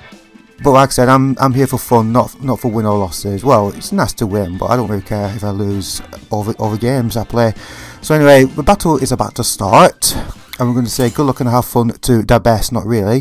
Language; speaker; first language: English; native; English